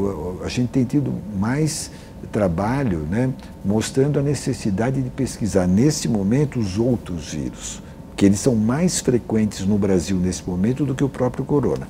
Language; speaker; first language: Portuguese; native; Portuguese